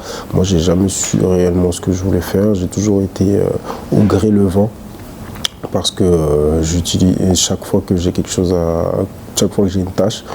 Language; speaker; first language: French; early bilingual, other home language; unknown